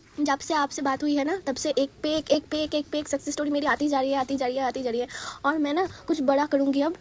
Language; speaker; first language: Hindi; non-native, local second language; Bangla